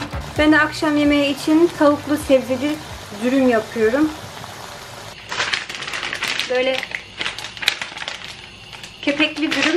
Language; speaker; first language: Turkish; early bilingual, heritage; Turkish